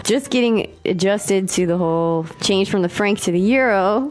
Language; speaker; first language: English; native; English